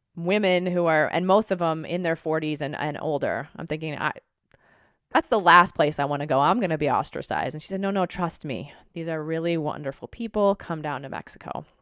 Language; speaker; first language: English; native; English